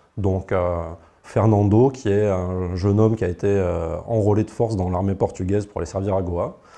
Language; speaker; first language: French; native; French